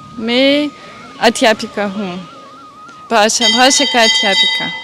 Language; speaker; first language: Hindi; non-native, learner; Russian